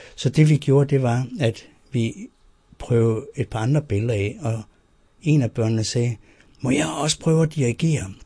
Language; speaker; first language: Danish; native; Danish